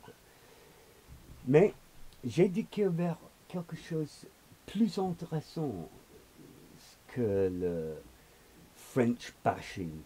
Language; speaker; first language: French; non-native, learner; English